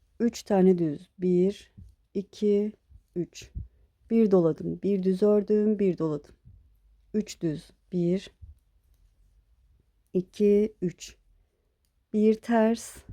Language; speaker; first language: Turkish; native; Turkish